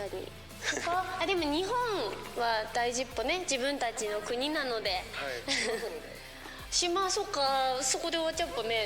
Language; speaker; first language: Japanese; native; Japanese